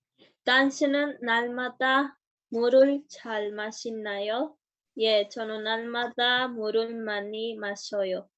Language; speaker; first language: Korean; non-native, learner; Spanish